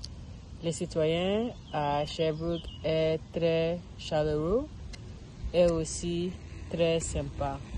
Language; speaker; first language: French; non-native, learner; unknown